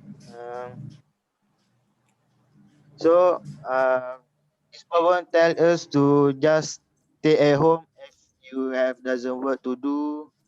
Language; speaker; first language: English; non-native, local second language; Malay